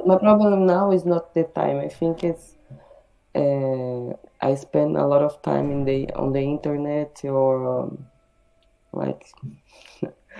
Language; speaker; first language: English; non-native, learner; Portuguese